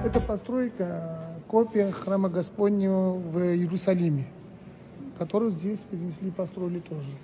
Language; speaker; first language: Russian; non-native, local second language; Georgian